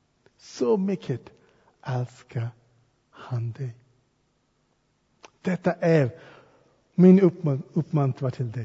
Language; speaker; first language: Swedish; non-native, fluent; English